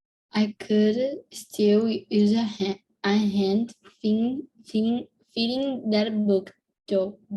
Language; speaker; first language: English; non-native, learner; Portuguese